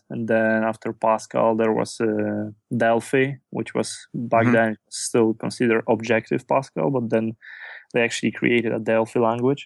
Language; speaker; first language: English; non-native, fluent; Polish